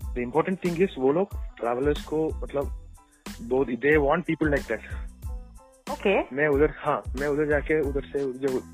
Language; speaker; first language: Hindi; non-native, local second language; Malayalam